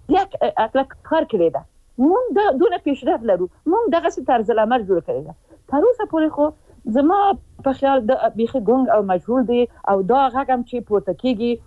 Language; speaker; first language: Pashto; non-native, local second language; Persian